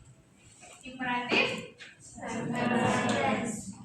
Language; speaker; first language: English; non-native, learner; Indonesian